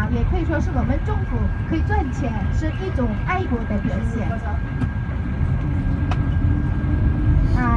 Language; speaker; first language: Chinese; non-native, fluent; Korean